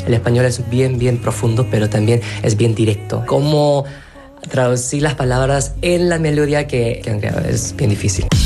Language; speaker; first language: Spanish; non-native, fluent; Korean